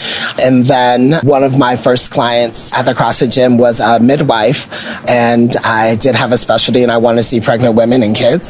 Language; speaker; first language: English; native; English